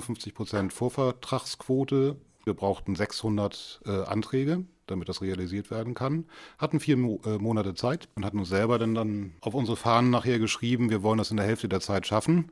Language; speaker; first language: German; native; German